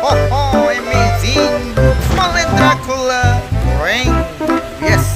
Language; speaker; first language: English; non-native, learner; Indonesian